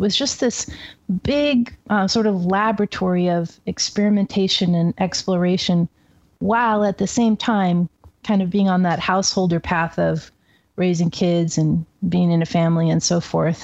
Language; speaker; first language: English; native; English